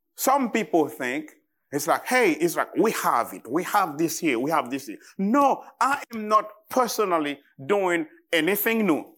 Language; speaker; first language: English; non-native, fluent; Haitian Creole